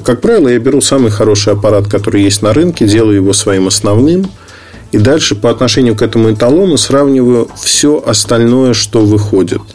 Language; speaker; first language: Russian; native; Russian